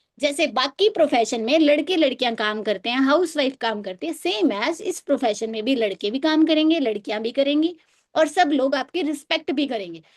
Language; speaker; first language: Hindi; native; Hindi